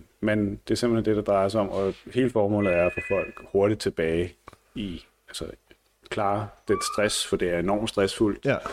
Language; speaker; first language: Danish; native; Danish